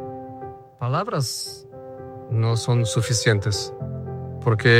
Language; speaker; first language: Spanish; non-native, fluent; Portuguese